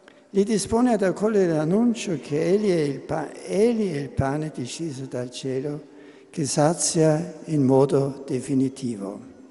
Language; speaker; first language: Italian; non-native, fluent; German